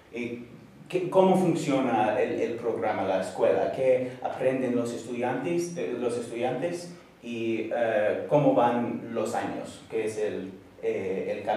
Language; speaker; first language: Spanish; non-native, fluent; English